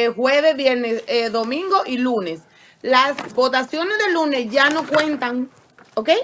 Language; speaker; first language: Spanish; native; Spanish